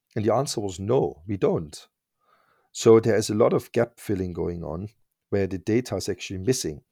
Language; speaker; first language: English; non-native, fluent; German